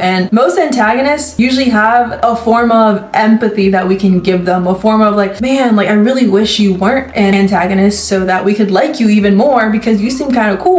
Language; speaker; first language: English; native; English